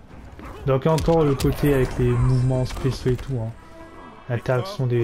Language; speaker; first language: French; native; French